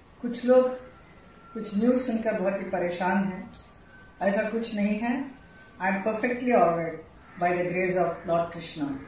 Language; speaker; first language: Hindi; native; Hindi